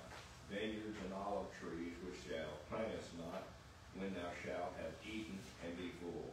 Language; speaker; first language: English; native; English